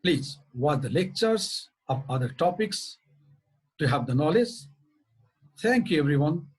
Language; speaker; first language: English; non-native, local second language; Nepali